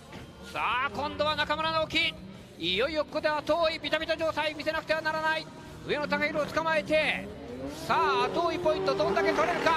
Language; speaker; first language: Japanese; native; Japanese